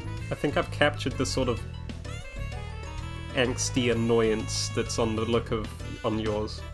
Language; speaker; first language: English; native; English